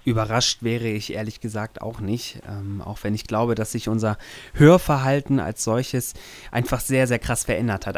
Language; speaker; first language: German; native; German